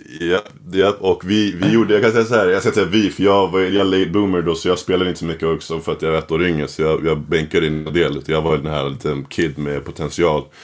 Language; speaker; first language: Swedish; native; Swedish